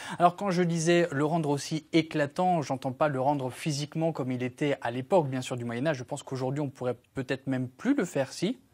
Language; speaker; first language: French; native; French